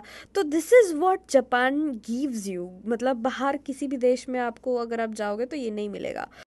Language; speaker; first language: Hindi; non-native, local second language; Marathi